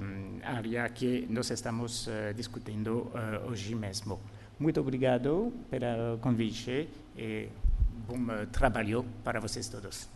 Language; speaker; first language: Portuguese; non-native, fluent; French